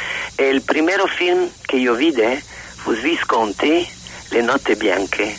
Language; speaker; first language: Spanish; non-native, learner; Italian